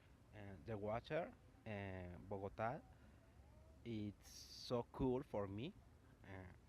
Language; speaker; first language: English; non-native, learner; Spanish